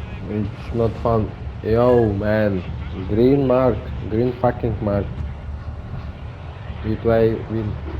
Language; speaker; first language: English; non-native, learner; Ukrainian